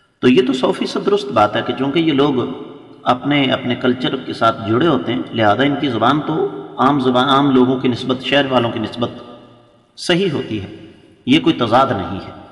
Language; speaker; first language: Urdu; non-native, local second language; Punjabi